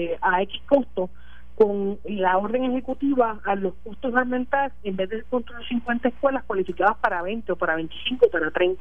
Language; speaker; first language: Spanish; native; Spanish